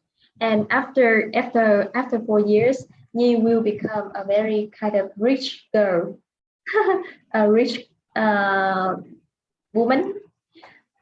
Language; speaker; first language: English; non-native, fluent; Vietnamese